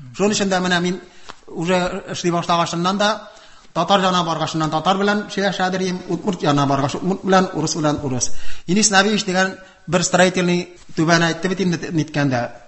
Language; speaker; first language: Tatar; non-native, local second language; Udmurt